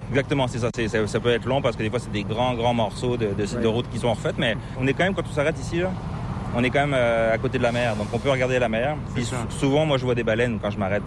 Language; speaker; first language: French; native; French